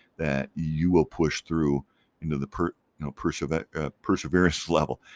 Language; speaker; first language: English; native; English